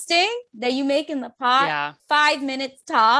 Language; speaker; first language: English; native; English